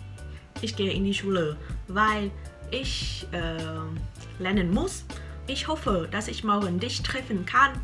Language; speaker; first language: German; non-native, fluent; Vietnamese